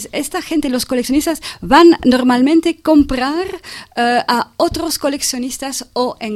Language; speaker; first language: Spanish; non-native, fluent; French